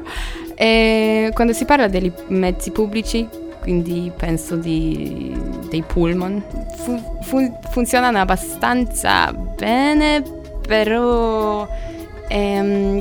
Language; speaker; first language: Italian; non-native, fluent; Polish